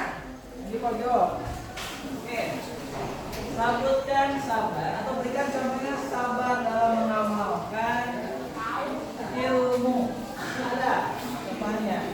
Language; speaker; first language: Malay; native; Malay